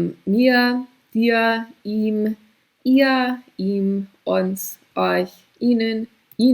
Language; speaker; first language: German; non-native, fluent; English